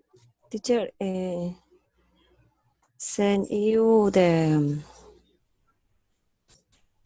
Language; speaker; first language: English; non-native, learner; Spanish